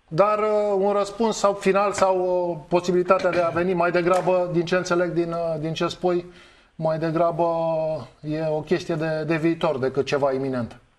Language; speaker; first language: Romanian; native; Romanian